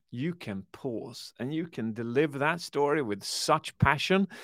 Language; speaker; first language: English; early bilingual, other home language; Swedish